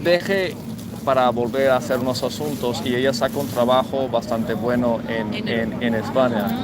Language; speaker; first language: Spanish; non-native, fluent; English